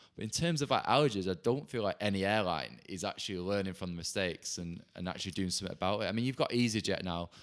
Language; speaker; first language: English; native; English